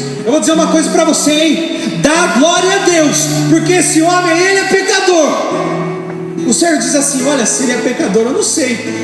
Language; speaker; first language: Portuguese; native; Portuguese